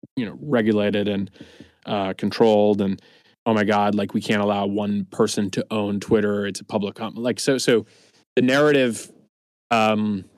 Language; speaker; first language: English; native; English